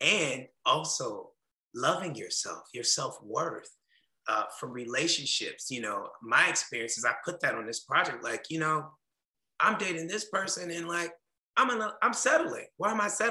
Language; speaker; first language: English; native; English